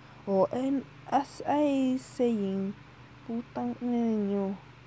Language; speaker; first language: English; non-native, local second language; Filipino